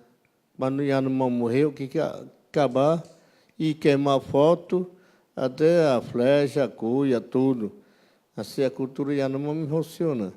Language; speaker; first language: Portuguese; non-native, local second language; Yanomámi